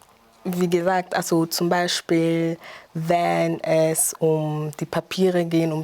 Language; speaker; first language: German; non-native, fluent; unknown